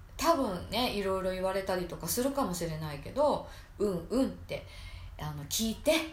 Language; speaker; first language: Japanese; native; Japanese